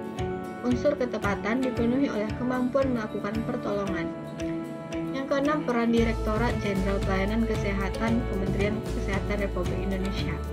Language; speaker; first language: Indonesian; native; Indonesian